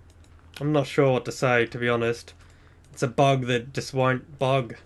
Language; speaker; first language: English; native; English